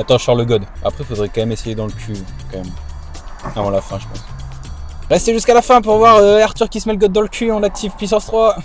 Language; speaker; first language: French; native; French